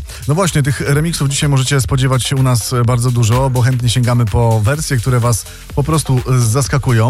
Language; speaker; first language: Polish; native; Polish